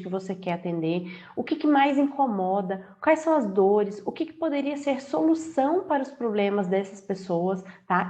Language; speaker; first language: Portuguese; native; Portuguese